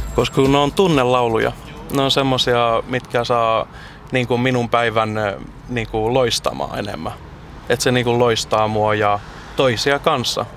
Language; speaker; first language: Finnish; early bilingual, heritage; Finnish